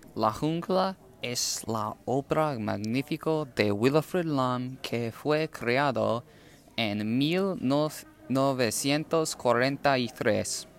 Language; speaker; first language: Spanish; non-native, learner; English